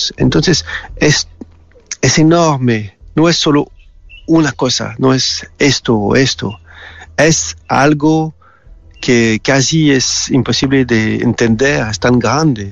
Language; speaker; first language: Spanish; non-native, learner; French